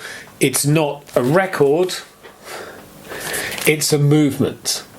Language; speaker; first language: English; native; English